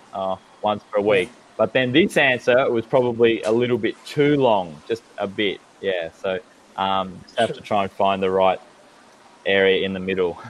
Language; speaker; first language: English; native; English